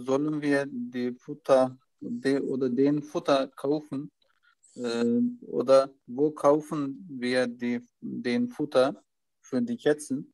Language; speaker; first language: German; non-native, learner; Turkish